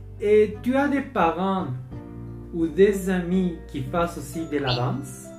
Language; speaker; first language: French; non-native, learner; Spanish